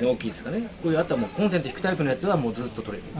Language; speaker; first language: Japanese; native; Japanese